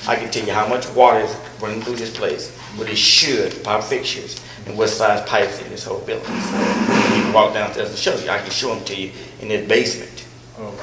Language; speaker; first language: English; native; English